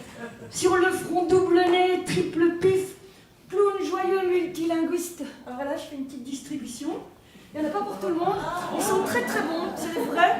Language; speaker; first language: French; native; French